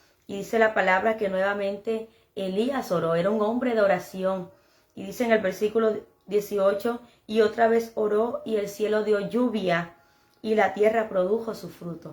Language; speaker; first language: Spanish; native; Spanish